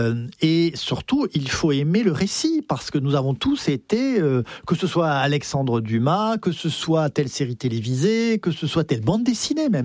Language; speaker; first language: French; native; French